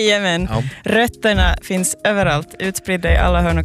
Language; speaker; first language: Swedish; native; Swedish